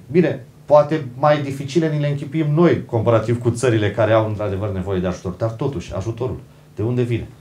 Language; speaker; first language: Romanian; native; Romanian